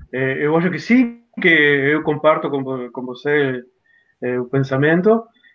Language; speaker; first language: Portuguese; non-native, learner; Spanish